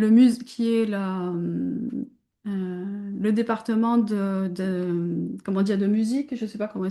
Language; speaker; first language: French; native; French